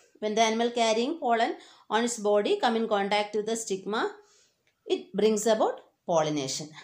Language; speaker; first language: English; non-native, local second language; Malayalam